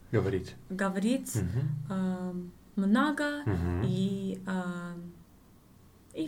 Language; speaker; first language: Russian; non-native, learner; English